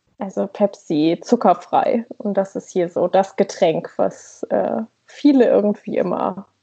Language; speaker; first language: German; native; German